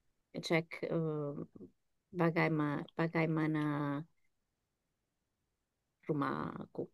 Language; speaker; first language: Indonesian; non-native, learner; English